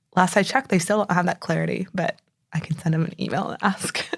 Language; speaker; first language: English; native; English